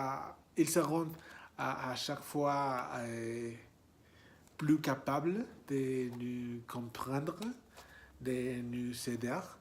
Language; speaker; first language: French; non-native, learner; Spanish